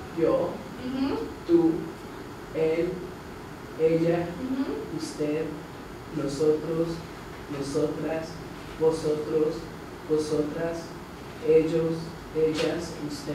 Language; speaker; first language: Spanish; non-native, learner; English